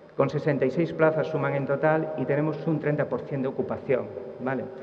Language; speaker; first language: Spanish; native; Spanish